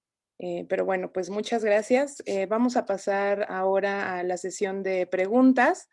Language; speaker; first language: Spanish; native; Spanish